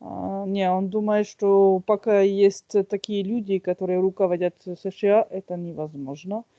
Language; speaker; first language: Russian; non-native, fluent; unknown